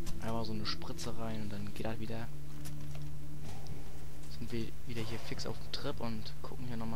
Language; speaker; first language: German; native; German